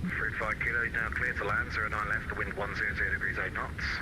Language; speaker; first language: English; native; English